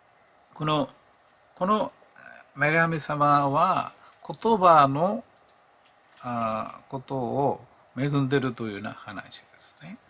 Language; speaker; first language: Japanese; non-native, fluent; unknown